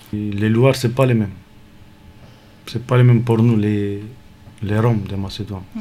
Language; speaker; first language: French; non-native, learner; Romany